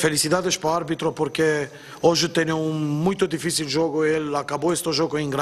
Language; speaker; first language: Portuguese; non-native, learner; Spanish